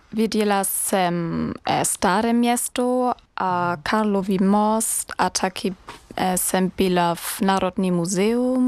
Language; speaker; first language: Czech; non-native, learner; German